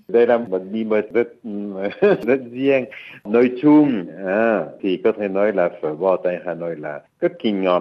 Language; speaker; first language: Vietnamese; non-native, fluent; French